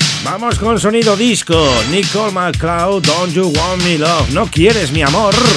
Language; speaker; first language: Spanish; native; Spanish